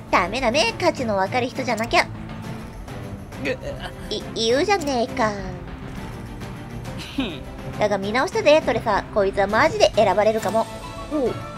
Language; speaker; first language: Japanese; native; Japanese